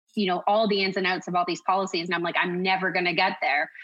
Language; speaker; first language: English; native; English